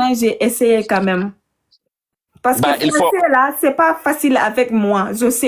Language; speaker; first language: French; non-native, learner; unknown